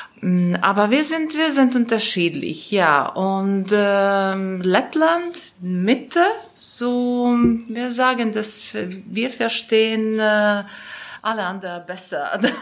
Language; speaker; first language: German; non-native, learner; Latvian